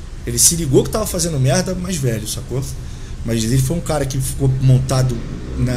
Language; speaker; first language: Portuguese; native; Portuguese